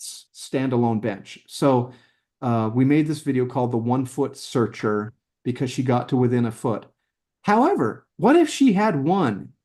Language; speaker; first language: English; native; English